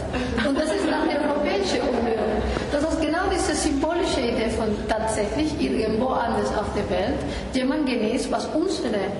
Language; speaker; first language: German; non-native, fluent; Spanish